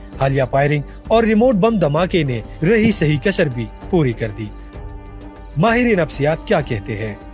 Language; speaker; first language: Urdu; non-native, local second language; Pashto